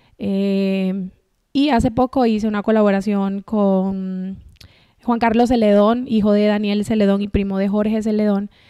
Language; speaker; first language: Spanish; native; Spanish